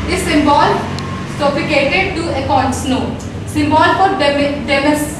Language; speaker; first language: Hindi; native; Hindi